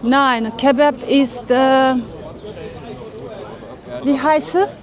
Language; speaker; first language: German; non-native, learner; Uzbek